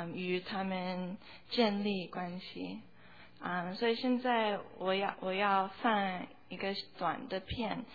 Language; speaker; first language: Chinese; early bilingual, heritage; Chinese